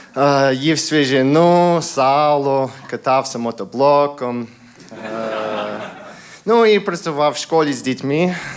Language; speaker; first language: Ukrainian; non-native, fluent; English